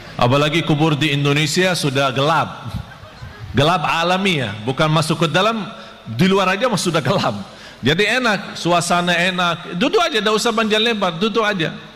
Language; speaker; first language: Malay; non-native, fluent; Arabic